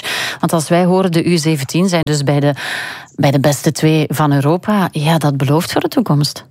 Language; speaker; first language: Dutch; native; Dutch